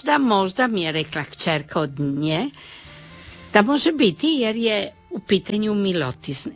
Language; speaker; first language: Bosnian; non-native, local second language; Italian